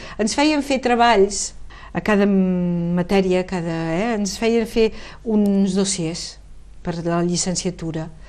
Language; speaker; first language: Catalan; native; Catalan